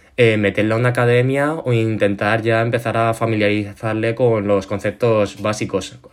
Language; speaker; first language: Spanish; early bilingual, other home language; Chinese